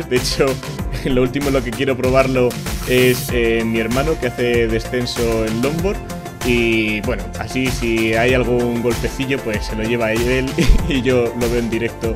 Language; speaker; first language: Spanish; native; Spanish